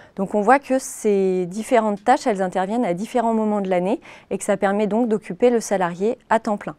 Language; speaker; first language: French; native; French